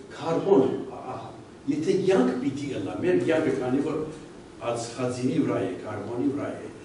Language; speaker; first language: Armenian; early bilingual, heritage; Armenian